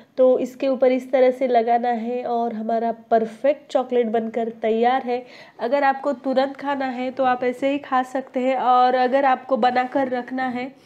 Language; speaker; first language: Hindi; non-native, local second language; Marathi